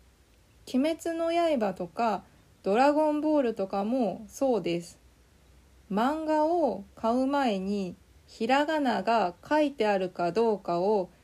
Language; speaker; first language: Japanese; native; Japanese